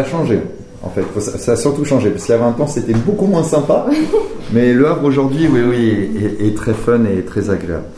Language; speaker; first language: French; native; French